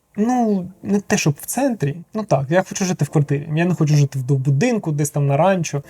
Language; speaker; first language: Ukrainian; native; Ukrainian